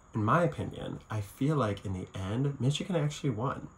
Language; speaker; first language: English; native; English